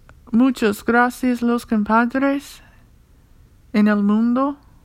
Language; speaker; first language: Spanish; non-native, learner; English